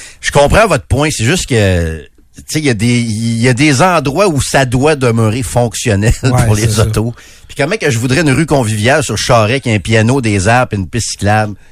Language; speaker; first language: French; native; French